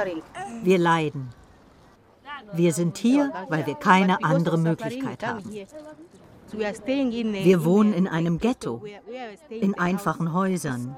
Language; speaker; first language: German; non-native, local second language; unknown